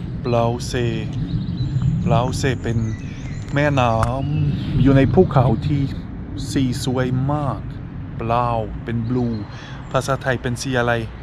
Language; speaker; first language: Thai; non-native, learner; Swiss German